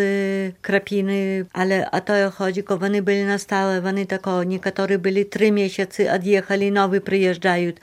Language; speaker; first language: Polish; non-native, local second language; Belarusian